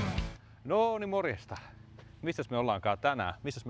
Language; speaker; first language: Finnish; native; Finnish